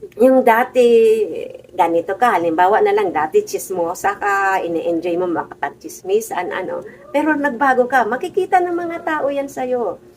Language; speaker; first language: Filipino; non-native, local second language; Bikol